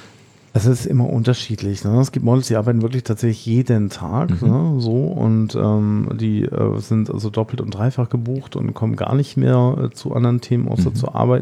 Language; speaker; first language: German; native; German